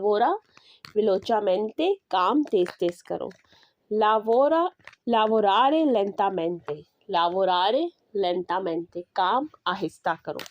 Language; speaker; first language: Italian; non-native, learner; Urdu